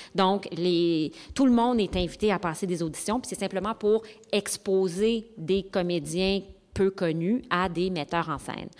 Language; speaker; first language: French; native; French